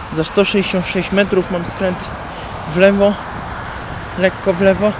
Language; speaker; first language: Polish; non-native, fluent; Italian